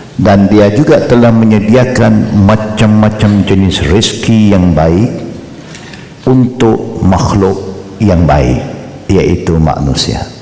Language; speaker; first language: Malay; non-native, local second language; Chinese